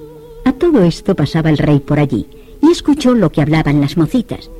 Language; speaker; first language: Spanish; native; Spanish